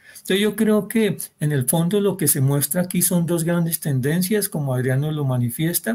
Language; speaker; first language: Spanish; native; Spanish